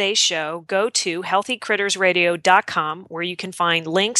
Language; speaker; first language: English; native; English